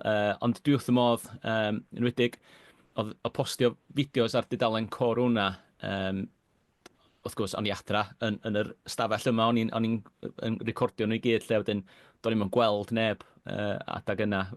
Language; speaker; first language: Welsh; native; Welsh